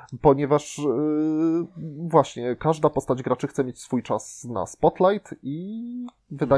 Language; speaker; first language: Polish; native; Polish